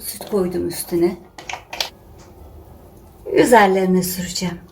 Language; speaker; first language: Turkish; native; Turkish